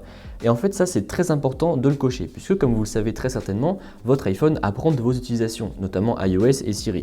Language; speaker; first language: French; native; French